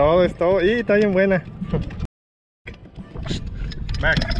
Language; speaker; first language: Spanish; native; Spanish